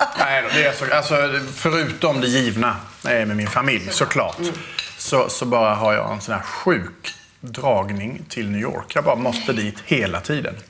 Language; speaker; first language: Swedish; native; Swedish